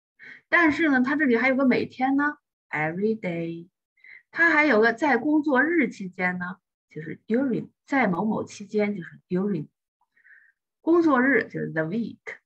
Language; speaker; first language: Chinese; native; Chinese